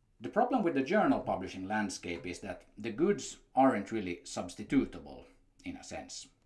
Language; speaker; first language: English; non-native, fluent; Finnish